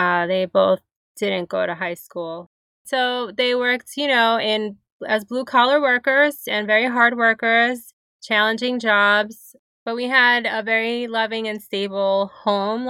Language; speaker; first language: English; native; English